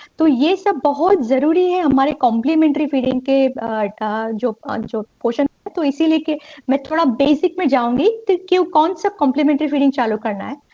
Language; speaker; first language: Hindi; non-native, local second language; Gujarati